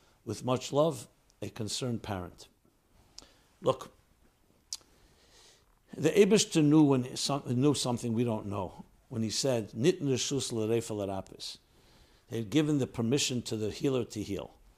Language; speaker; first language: English; native; English